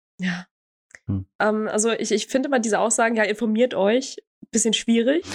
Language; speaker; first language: German; early bilingual, other home language; Croatian